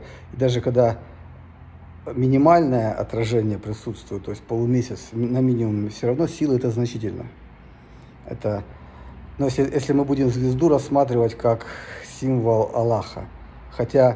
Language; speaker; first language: Russian; native; Russian